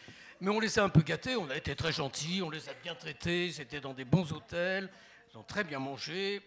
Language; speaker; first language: French; native; French